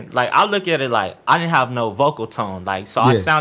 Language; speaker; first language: English; native; English